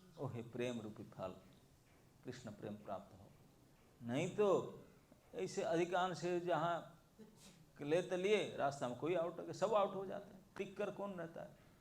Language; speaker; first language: Hindi; non-native, local second language; Bangla